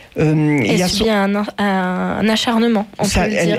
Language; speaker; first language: French; native; French